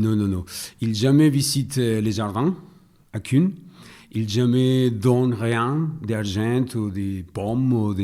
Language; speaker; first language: French; non-native, fluent; Spanish